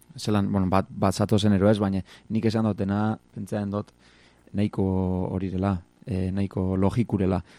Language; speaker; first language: Basque; native; Basque